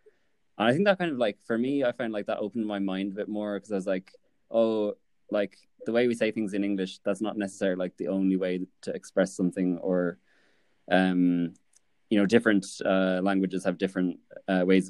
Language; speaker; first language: English; native; English